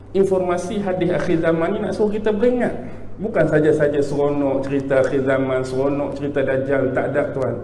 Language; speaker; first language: Malay; native; Malay